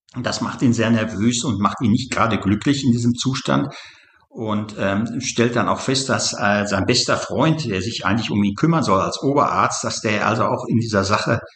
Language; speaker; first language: German; native; German